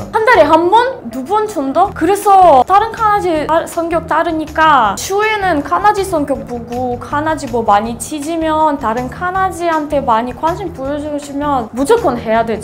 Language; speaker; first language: Korean; non-native, fluent; Russian